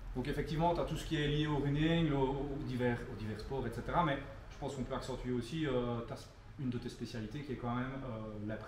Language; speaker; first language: French; native; French